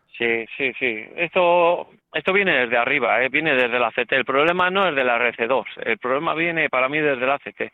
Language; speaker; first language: Spanish; native; Spanish